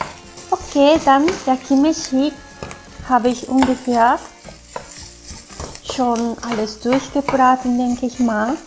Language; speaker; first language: German; non-native, learner; Japanese